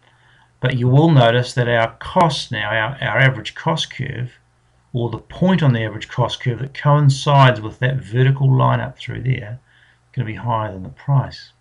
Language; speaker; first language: English; native; English